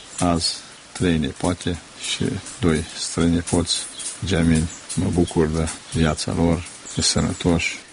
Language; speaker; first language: Romanian; native; Romanian